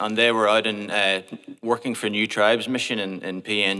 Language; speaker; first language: English; native; English